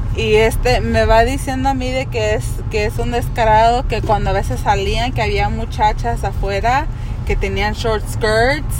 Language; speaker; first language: Spanish; early bilingual, heritage; Spanish